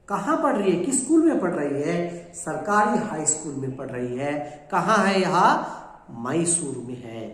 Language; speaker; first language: Hindi; non-native, local second language; Kannada